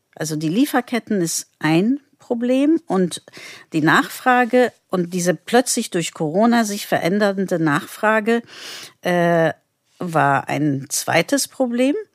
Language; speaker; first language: German; non-native, fluent; Turkish